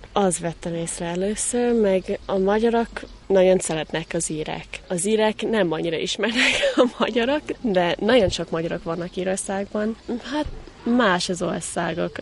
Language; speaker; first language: Hungarian; non-native, learner; English